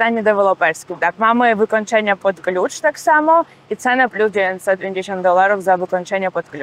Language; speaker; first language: Polish; non-native, fluent; Georgian